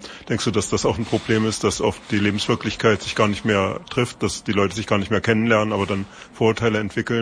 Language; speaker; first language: German; native; German